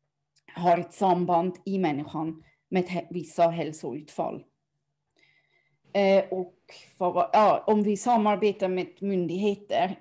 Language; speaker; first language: Swedish; non-native, fluent; German